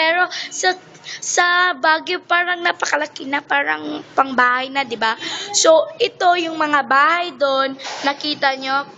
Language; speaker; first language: Filipino; non-native, local second language; Cebuano